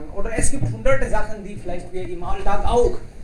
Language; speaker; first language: German; non-native, fluent; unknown